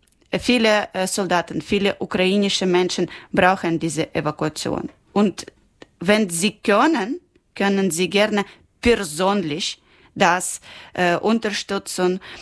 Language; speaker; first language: German; non-native, learner; Ukrainian